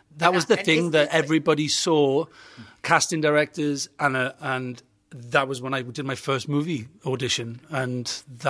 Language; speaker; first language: English; native; English